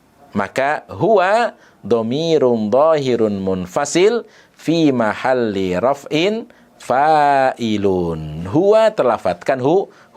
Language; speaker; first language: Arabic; non-native, fluent; Indonesian